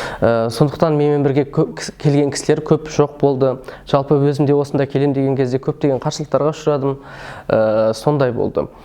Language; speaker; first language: Kazakh; early bilingual, heritage; Kazakh